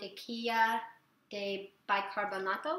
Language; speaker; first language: Spanish; non-native, learner; English